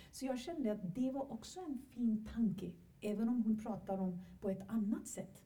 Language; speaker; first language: Swedish; non-native, fluent; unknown